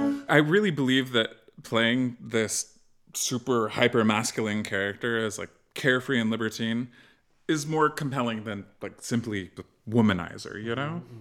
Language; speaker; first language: English; native; English